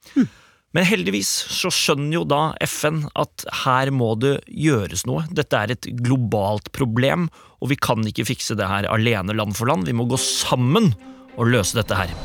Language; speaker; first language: Norwegian; native; Norwegian